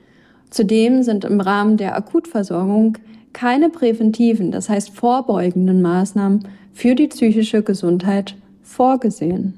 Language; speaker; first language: German; native; German